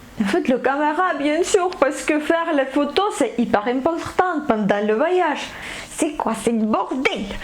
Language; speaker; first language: French; non-native, fluent; Ukrainian